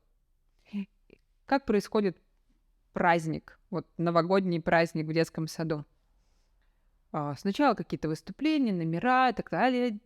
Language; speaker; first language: Russian; native; Russian